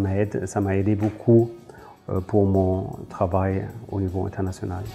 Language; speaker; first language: French; non-native, fluent; German